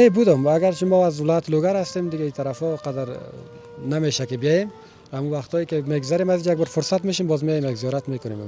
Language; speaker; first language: Persian; native; Persian